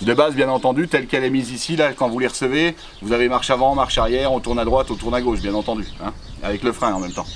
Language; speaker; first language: French; native; French